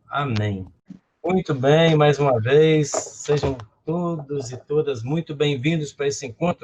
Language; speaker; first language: Portuguese; native; Portuguese